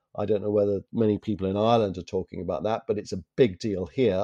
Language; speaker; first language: English; native; English